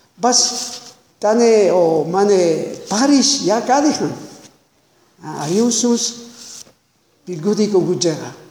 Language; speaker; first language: Mongolian; non-native, learner; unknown